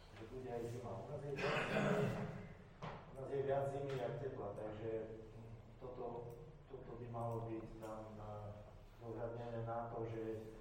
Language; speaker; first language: Slovak; native; Slovak